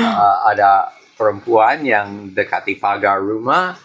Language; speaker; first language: Indonesian; non-native, fluent; English